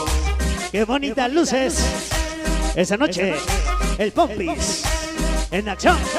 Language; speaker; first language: Spanish; native; Spanish